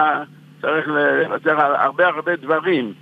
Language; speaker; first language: Hebrew; non-native, fluent; French